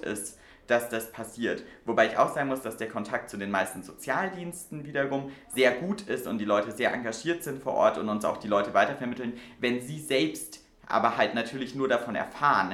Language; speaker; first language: German; native; German